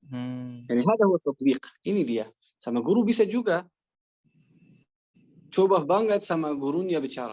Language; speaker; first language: Indonesian; non-native, learner; Persian